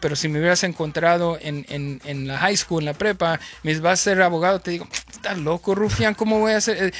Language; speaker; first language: Spanish; early bilingual, heritage; Spanish